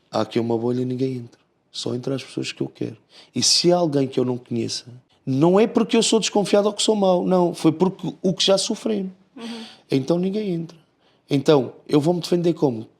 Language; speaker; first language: Portuguese; native; Portuguese